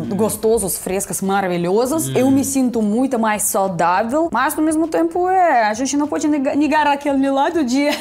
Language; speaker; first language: Portuguese; non-native, fluent; Russian